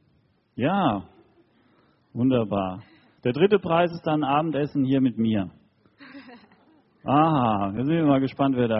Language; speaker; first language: German; native; German